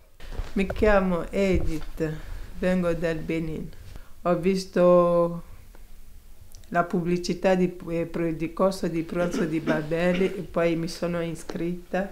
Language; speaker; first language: Italian; non-native, learner; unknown